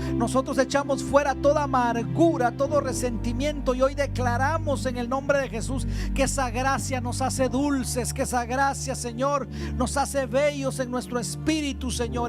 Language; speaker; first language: Spanish; native; Spanish